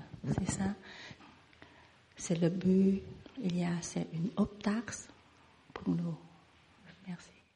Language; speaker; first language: French; non-native, learner; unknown